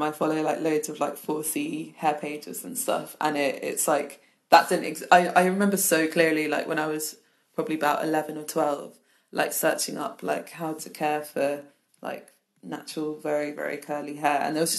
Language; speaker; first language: English; native; English